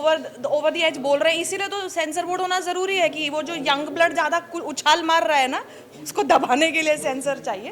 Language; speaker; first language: Hindi; native; Hindi